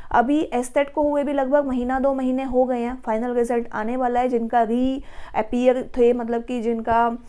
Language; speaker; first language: Hindi; native; Hindi